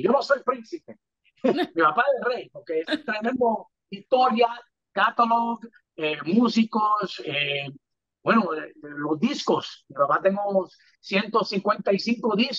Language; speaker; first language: Spanish; early bilingual, heritage; English